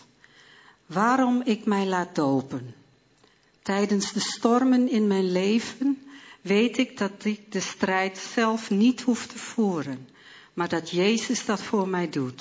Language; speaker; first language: Dutch; early bilingual, other home language; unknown